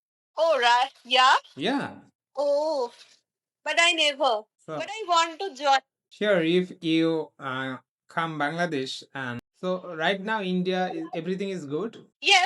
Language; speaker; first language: English; non-native, learner; Bangla